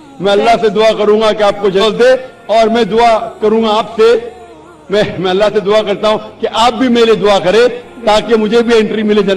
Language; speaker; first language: Hindi; non-native, local second language; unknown